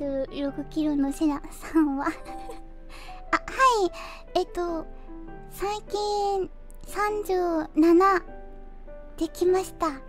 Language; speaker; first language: Japanese; non-native, fluent; Korean